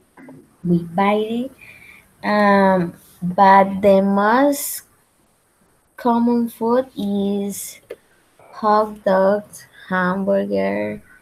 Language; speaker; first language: English; non-native, learner; Spanish